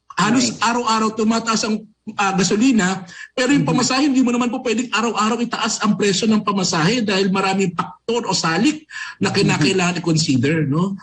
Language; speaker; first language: Filipino; native; Filipino